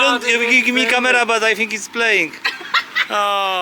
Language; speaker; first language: English; non-native, learner; Polish